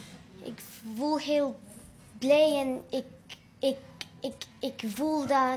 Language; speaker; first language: Dutch; non-native, learner; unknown